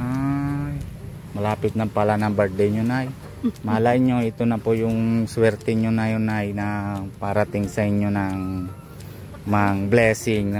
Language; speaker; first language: Filipino; non-native, local second language; Bikol